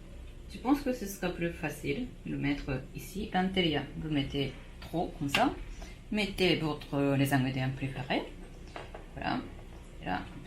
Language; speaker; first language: French; non-native, fluent; Japanese